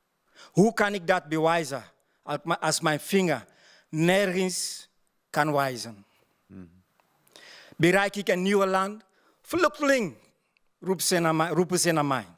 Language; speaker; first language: Dutch; non-native, fluent; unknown